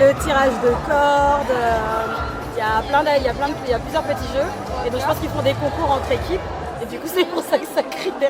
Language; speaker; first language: French; native; French